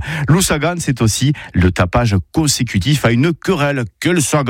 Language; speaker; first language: French; native; French